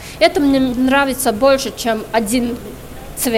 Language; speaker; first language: Russian; non-native, local second language; Latvian